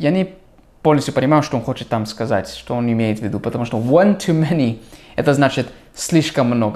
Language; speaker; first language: Russian; non-native, fluent; English